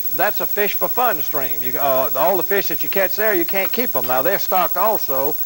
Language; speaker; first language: English; native; English